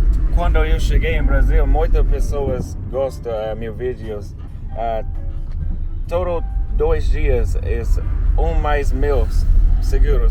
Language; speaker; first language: Portuguese; non-native, learner; English